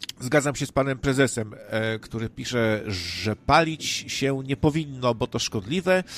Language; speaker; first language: Polish; native; Polish